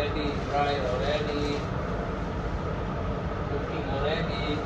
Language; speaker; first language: English; non-native, learner; Indonesian